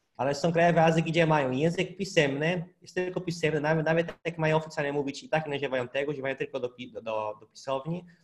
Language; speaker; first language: Polish; non-native, fluent; Portuguese